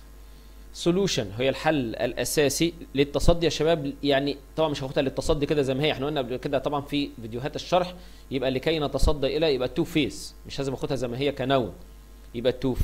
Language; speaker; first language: Arabic; native; Arabic